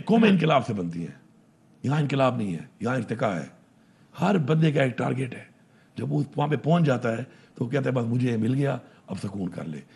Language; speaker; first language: Urdu; non-native, local second language; Pashto